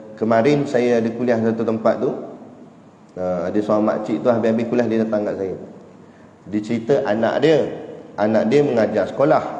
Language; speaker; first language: Malay; native; Malay